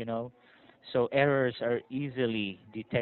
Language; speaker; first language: English; non-native, fluent; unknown